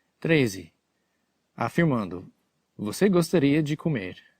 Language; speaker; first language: Portuguese; non-native, fluent; English